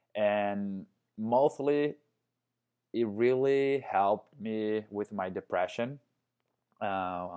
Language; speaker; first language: English; non-native, fluent; Portuguese